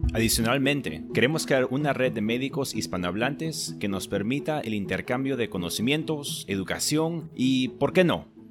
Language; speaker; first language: Spanish; native; Spanish